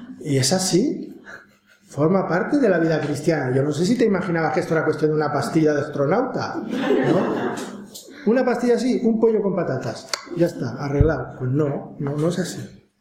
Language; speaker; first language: Spanish; native; Spanish